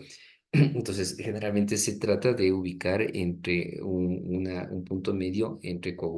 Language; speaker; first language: Spanish; native; Spanish